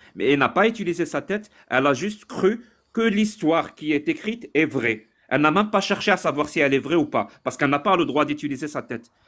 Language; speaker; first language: French; non-native, local second language; Arabic